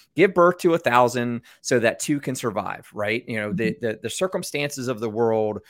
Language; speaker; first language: English; native; English